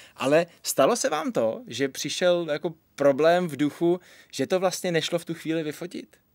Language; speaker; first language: Czech; native; Czech